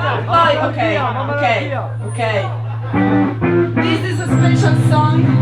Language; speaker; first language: English; non-native, fluent; Italian